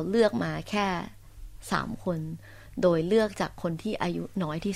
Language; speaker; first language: Thai; native; Thai